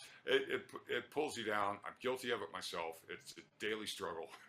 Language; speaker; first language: English; native; English